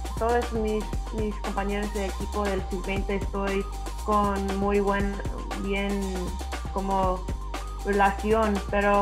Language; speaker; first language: Spanish; early bilingual, heritage; English